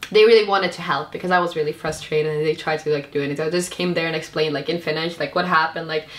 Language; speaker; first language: English; non-native, fluent; Finnish